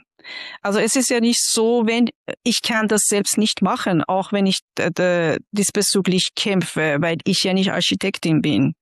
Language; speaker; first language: German; non-native, fluent; Persian